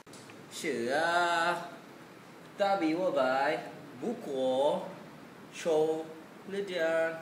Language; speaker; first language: Chinese; non-native, learner; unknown